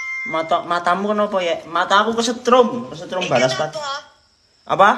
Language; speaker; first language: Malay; non-native, local second language; Javanese